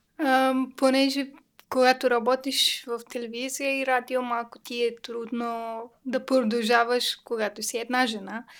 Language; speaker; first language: Bulgarian; non-native, learner; Persian